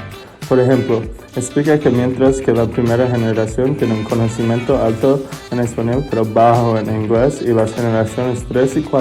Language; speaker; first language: Spanish; non-native, learner; English